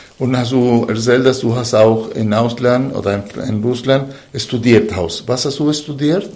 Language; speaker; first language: German; non-native, fluent; Spanish